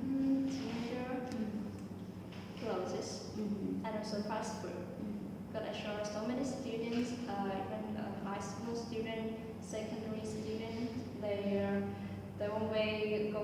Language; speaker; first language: English; non-native, fluent; Vietnamese